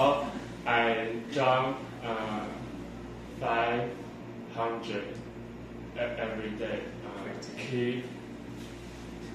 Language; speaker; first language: English; non-native, learner; Chinese